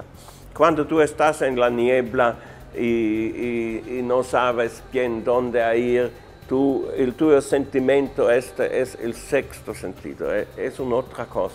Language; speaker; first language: Spanish; non-native, fluent; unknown